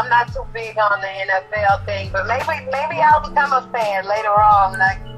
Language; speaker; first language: English; native; English